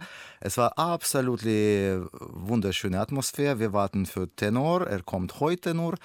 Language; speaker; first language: German; non-native, learner; Russian